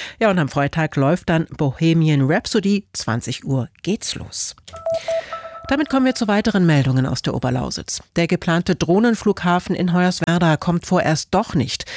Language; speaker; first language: German; native; German